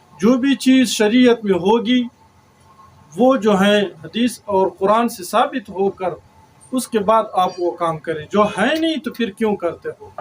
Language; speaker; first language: Urdu; non-native, local second language; Pashto